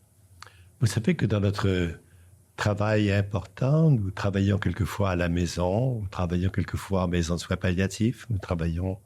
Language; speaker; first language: French; native; French